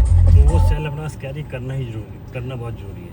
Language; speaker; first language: Hindi; native; Hindi